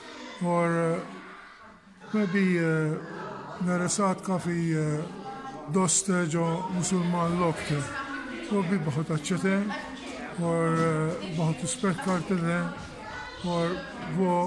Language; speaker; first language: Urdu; non-native, learner; Maltese